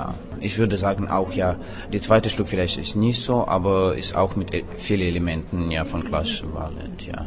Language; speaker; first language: German; non-native, fluent; Russian